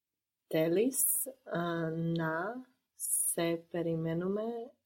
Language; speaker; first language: Greek; non-native, learner; English